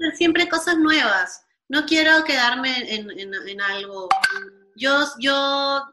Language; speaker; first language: Spanish; native; Spanish